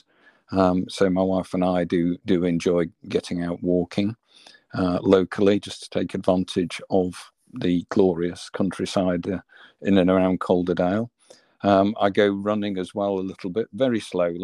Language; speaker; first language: English; native; English